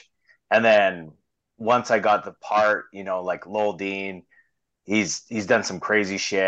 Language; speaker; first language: English; native; English